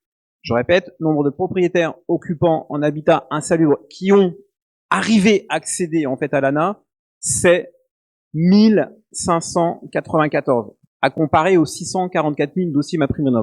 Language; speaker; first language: French; native; French